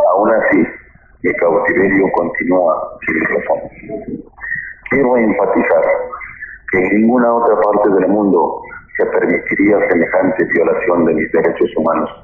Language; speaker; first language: Spanish; native; Spanish